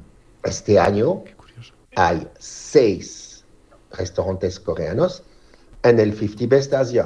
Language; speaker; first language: Spanish; non-native, learner; French